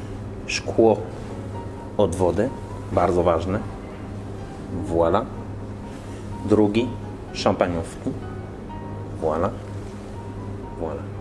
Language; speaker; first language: Polish; non-native, learner; French